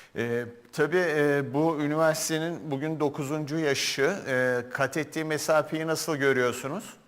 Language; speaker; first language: Turkish; native; Turkish